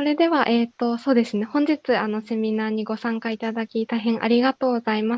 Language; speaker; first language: Japanese; native; Japanese